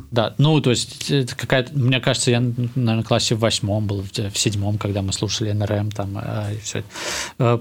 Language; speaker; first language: Russian; native; Russian